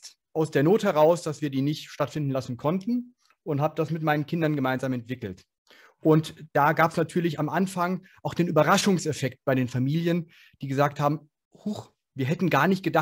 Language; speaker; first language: German; native; German